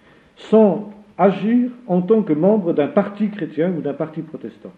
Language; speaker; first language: French; native; French